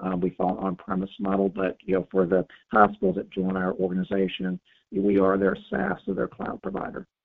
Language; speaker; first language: English; native; English